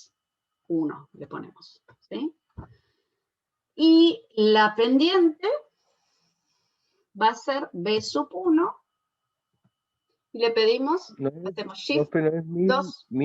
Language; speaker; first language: Spanish; native; Spanish